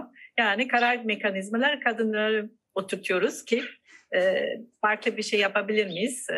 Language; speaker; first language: Turkish; non-native, fluent; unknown